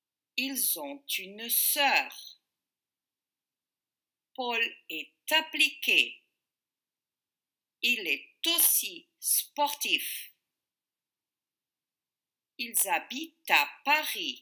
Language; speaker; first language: French; non-native, fluent; Portuguese